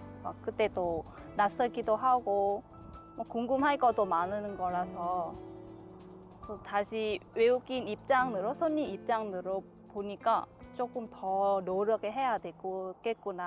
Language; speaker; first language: Korean; non-native, fluent; Vietnamese